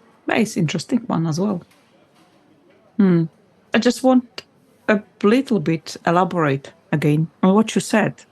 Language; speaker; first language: English; non-native, fluent; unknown